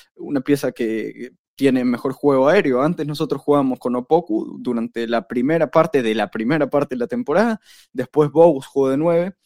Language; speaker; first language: Spanish; native; Spanish